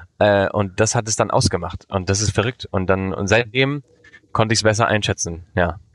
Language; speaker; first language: German; early bilingual, heritage; Spanish